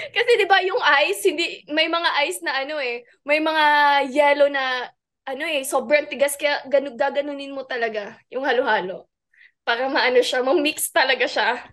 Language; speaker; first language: Filipino; non-native, local second language; Cebuano